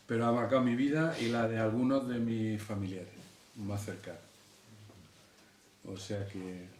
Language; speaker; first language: Spanish; native; Spanish